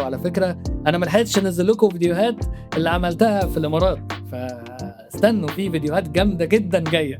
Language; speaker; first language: Arabic; native; Arabic